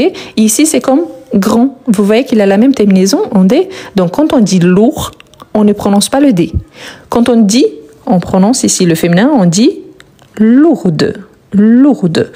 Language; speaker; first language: French; native; French